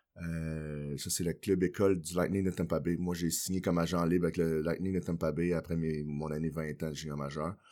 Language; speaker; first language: French; early bilingual, other home language; Haitian Creole